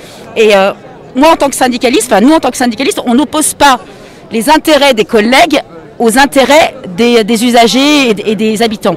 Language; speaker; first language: French; native; French